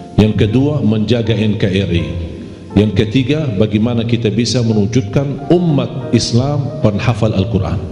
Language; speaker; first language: Indonesian; non-native, fluent; Arabic